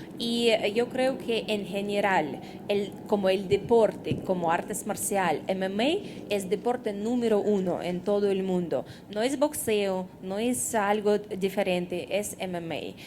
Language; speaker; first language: Spanish; non-native, fluent; Russian